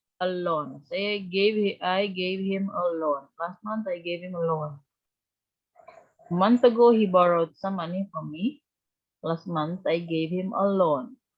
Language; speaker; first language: English; non-native, fluent; Indonesian